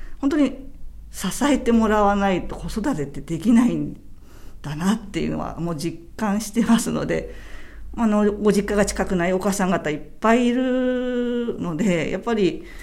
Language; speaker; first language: Japanese; native; Japanese